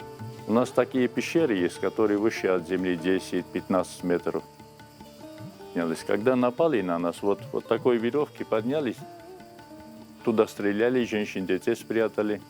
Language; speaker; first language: Russian; non-native, local second language; Armenian